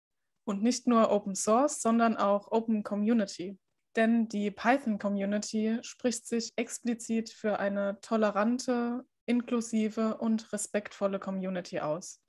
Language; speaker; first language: German; native; German